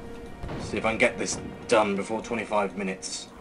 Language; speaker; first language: English; native; English